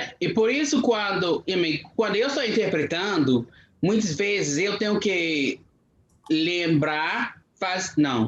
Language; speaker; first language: Portuguese; non-native, fluent; English